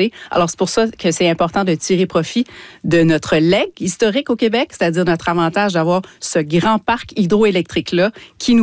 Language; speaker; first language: French; native; French